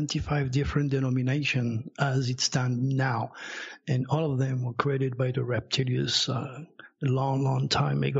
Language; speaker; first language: English; non-native, fluent; French